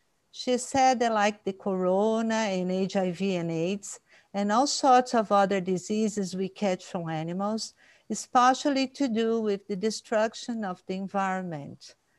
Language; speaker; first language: English; non-native, fluent; Portuguese